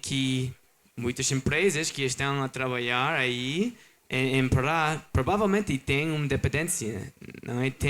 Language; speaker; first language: Portuguese; non-native, learner; English